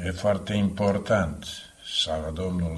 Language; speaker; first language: Romanian; non-native, fluent; Slovak